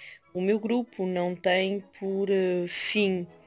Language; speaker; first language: Portuguese; early bilingual, heritage; Portuguese